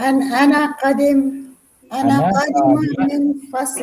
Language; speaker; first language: Arabic; non-native, learner; Malay